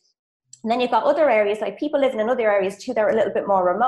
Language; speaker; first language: English; native; English